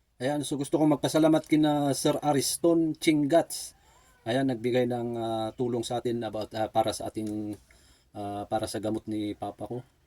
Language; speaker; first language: Filipino; native; Filipino